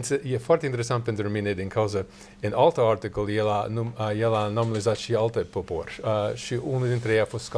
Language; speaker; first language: Romanian; non-native, learner; English